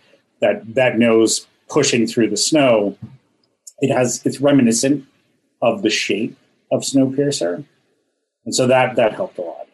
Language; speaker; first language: English; native; English